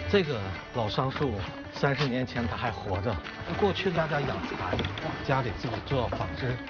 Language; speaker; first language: Chinese; native; Chinese